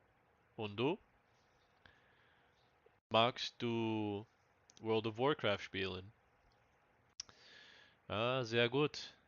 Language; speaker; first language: German; non-native, learner; English